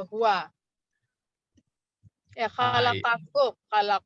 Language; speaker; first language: Arabic; non-native, learner; Indonesian